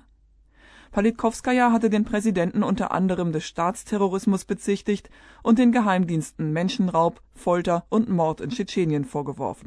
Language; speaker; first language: German; native; German